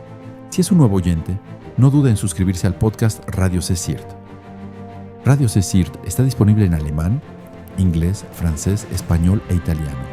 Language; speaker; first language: Spanish; non-native, fluent; French